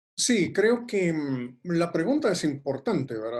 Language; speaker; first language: Spanish; native; Spanish